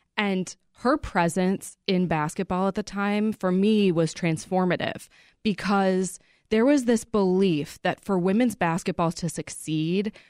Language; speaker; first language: English; native; English